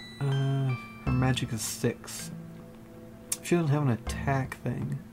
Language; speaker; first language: English; native; English